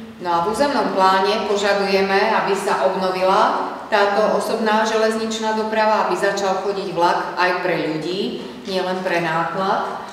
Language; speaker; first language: Slovak; native; Slovak